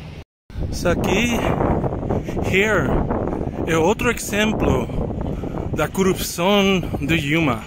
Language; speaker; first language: Portuguese; non-native, learner; English